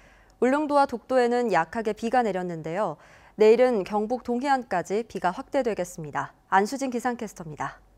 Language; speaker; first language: Korean; native; Korean